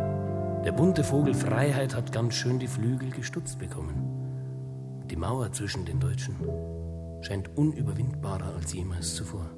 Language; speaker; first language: German; native; German